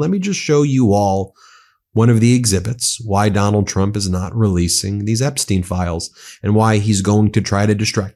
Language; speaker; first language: English; native; English